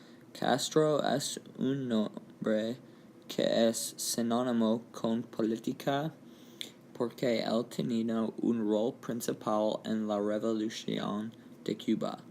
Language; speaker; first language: Spanish; non-native, learner; English